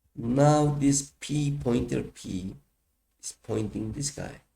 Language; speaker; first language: English; non-native, fluent; Turkish